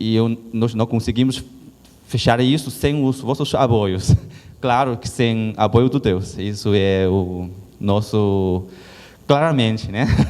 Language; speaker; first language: Portuguese; non-native, learner; Chinese